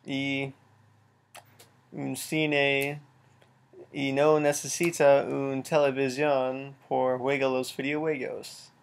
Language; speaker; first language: Spanish; non-native, learner; English